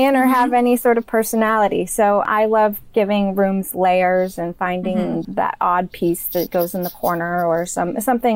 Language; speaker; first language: English; native; English